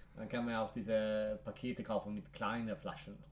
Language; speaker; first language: German; non-native, fluent; Swedish